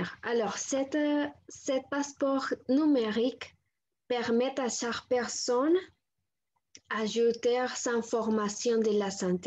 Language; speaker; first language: French; non-native, learner; Spanish